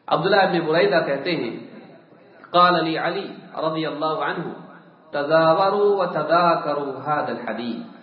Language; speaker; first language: Urdu; native; Urdu